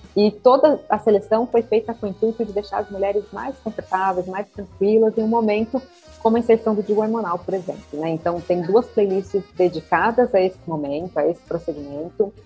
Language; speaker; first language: Portuguese; native; Portuguese